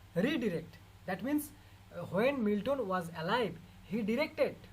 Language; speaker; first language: English; non-native, local second language; Bangla